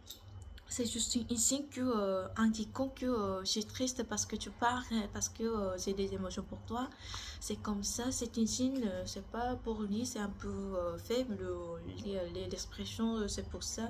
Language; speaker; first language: French; non-native, learner; Korean